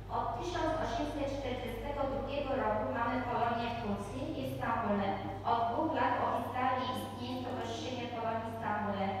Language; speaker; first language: Polish; early bilingual, heritage; Polish